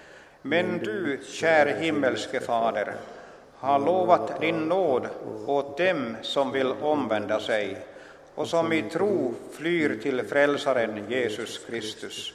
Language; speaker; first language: Swedish; non-native, local second language; Finnish